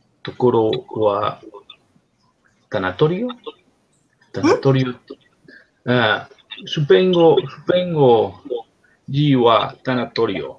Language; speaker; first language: Japanese; non-native, learner; Spanish